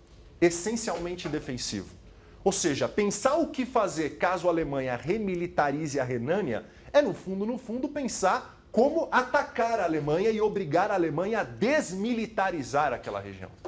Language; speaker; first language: Portuguese; native; Portuguese